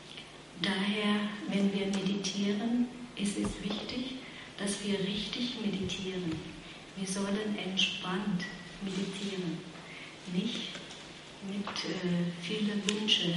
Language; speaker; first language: German; non-native, fluent; Vietnamese